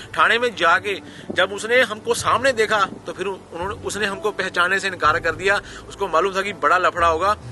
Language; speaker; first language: Hindi; non-native, local second language; Punjabi